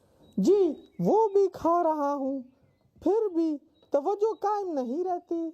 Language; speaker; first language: Urdu; native; Urdu